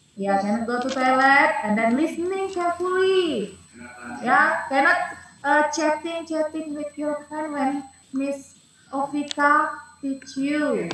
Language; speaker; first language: English; non-native, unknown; Indonesian